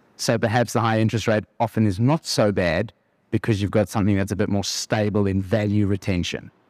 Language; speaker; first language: English; native; English